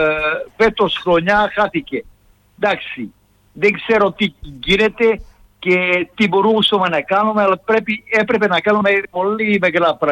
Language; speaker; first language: Greek; non-native, fluent; Serbian